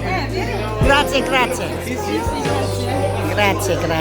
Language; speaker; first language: Italian; non-native, learner; Filipino